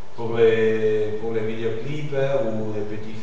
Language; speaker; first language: French; non-native, fluent; Spanish